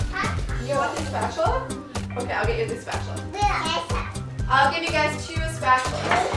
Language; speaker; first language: English; native; English